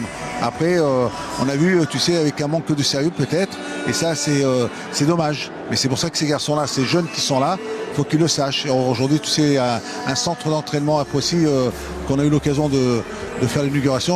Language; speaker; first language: French; native; French